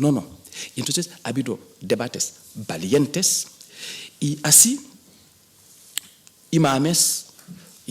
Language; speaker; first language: Spanish; non-native, fluent; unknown